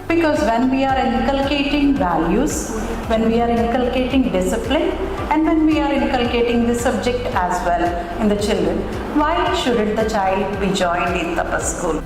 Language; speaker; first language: English; non-native, local second language; Telugu